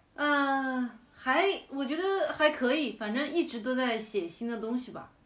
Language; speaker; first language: Chinese; native; Chinese